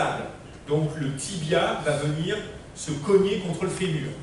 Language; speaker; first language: French; native; French